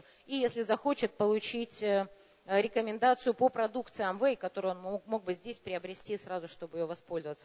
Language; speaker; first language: Russian; native; Russian